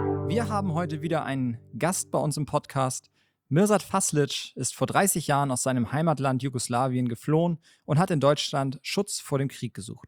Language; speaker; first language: German; native; German